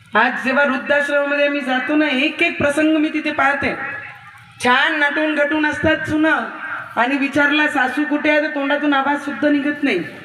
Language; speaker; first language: Marathi; non-native, local second language; Hindi